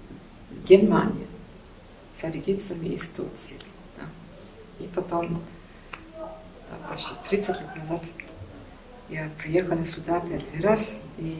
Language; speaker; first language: Russian; non-native, learner; German